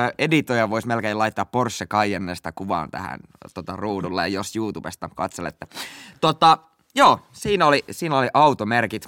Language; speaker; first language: Finnish; native; Finnish